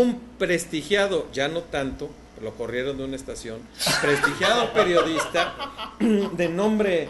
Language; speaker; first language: Spanish; native; Spanish